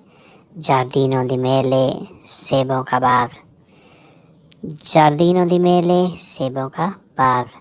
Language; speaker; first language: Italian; non-native, learner; Urdu